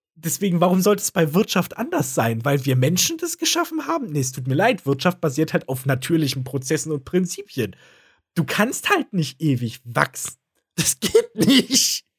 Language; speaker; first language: German; native; German